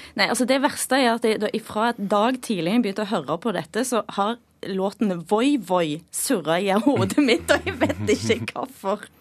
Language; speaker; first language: Norwegian; native; Norwegian